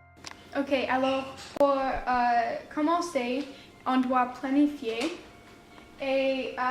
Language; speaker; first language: French; non-native, learner; English